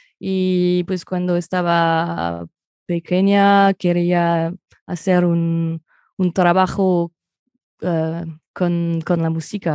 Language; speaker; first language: Spanish; non-native, fluent; French